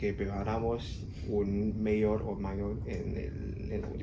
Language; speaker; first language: Spanish; non-native, learner; Cantonese